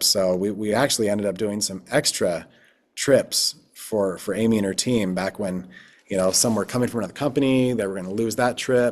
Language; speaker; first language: English; native; English